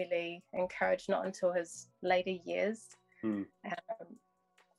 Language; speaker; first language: English; native; English